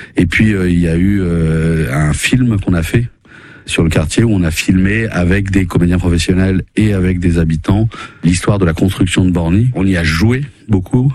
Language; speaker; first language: French; native; French